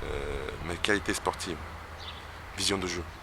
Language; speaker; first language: French; non-native, fluent; Bosnian